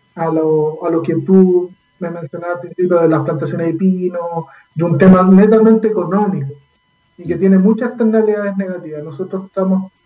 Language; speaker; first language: Spanish; native; Spanish